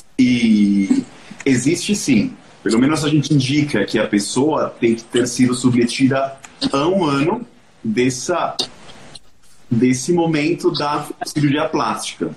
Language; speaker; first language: Portuguese; non-native, fluent; Spanish